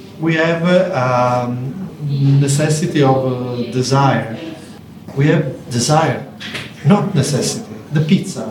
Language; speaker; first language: English; non-native, learner; Italian